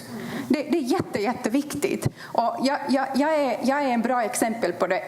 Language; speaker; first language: Swedish; non-native, fluent; Kurdish